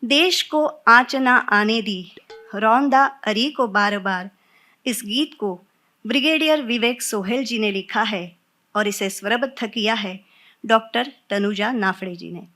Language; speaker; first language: Hindi; non-native, local second language; Marathi